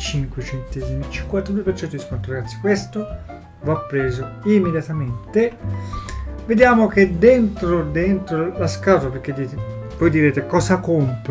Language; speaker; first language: Italian; native; Italian